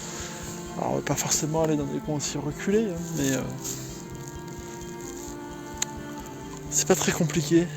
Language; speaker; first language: French; native; French